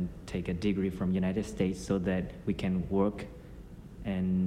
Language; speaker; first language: English; non-native, fluent; Burmese